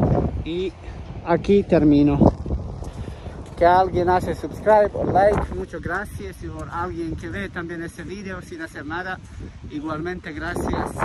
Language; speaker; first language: Spanish; non-native, learner; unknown